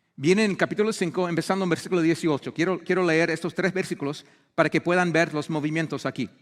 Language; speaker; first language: Spanish; non-native, fluent; English